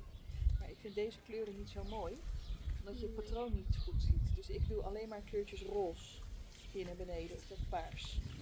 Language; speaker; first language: Dutch; native; Dutch